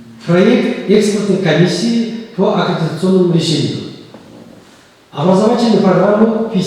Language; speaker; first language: Russian; non-native, local second language; Kazakh